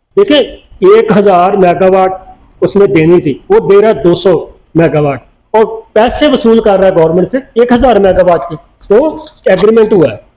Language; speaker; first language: Urdu; non-native, local second language; Punjabi